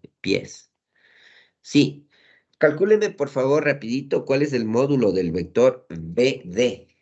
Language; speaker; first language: Spanish; native; Spanish